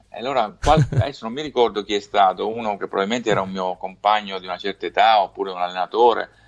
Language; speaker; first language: Italian; native; Italian